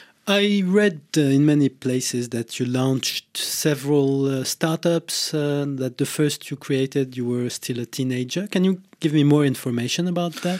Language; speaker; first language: English; non-native, fluent; French